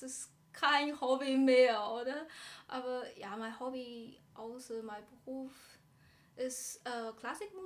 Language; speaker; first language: German; non-native, learner; Chinese